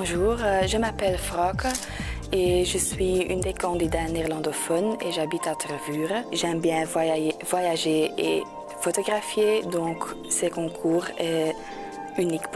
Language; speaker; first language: French; non-native, local second language; Dutch